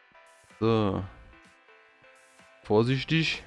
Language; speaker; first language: German; native; German